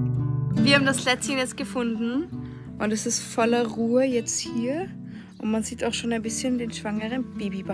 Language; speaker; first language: German; native; German